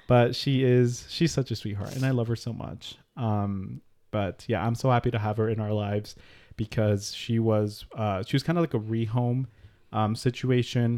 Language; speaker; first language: English; early bilingual, other home language; Spanish